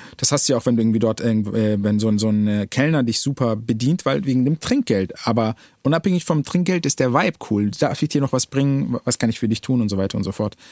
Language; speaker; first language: German; early bilingual, other home language; Arabic